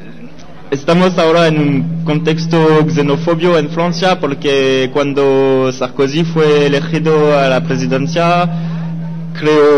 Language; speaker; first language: Spanish; non-native, learner; French